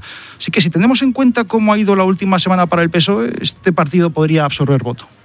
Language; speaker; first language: Spanish; native; Spanish